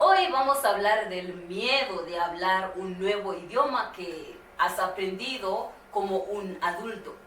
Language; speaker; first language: Spanish; non-native, learner; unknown